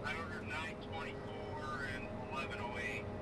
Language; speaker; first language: English; native; English